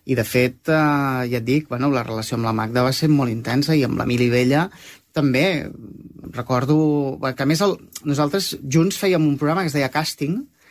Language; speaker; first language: Catalan; native; Catalan